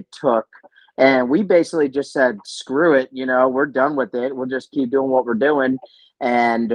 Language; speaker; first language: English; native; English